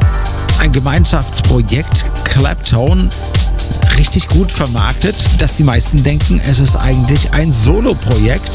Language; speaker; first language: German; native; German